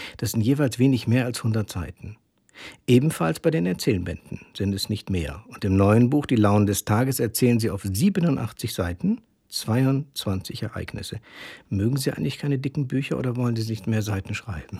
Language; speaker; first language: German; native; German